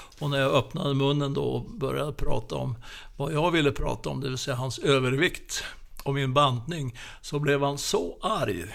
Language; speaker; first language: Swedish; native; Swedish